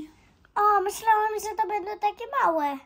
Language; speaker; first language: Polish; early bilingual, heritage; Polish